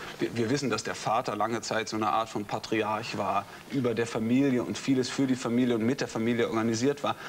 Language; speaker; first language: German; native; German